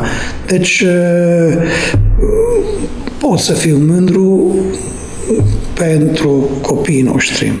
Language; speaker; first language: Romanian; non-native, fluent; Hungarian